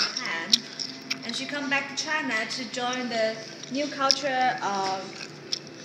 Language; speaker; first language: English; non-native, fluent; Chinese